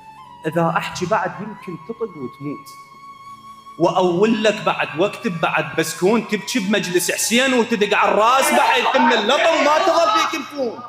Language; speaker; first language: Arabic; native; Arabic